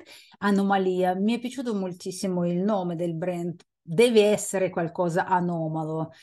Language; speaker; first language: Italian; non-native, fluent; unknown